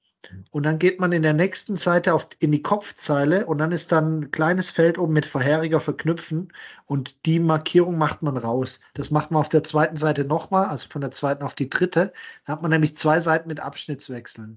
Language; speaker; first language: German; native; German